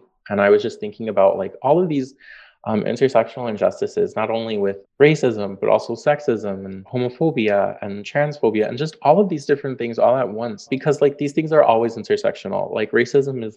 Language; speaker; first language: English; native; English